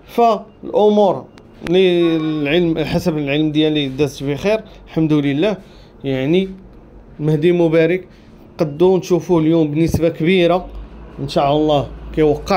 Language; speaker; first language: Arabic; native; Arabic